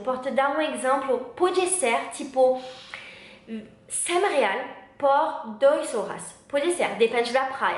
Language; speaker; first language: Portuguese; non-native, learner; French